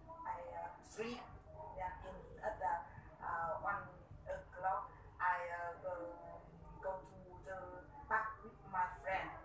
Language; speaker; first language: English; non-native, learner; Vietnamese